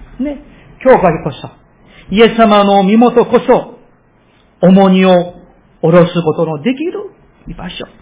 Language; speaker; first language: Japanese; non-native, fluent; Korean